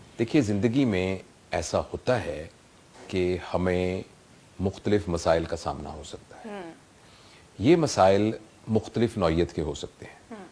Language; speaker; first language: Urdu; non-native, local second language; Punjabi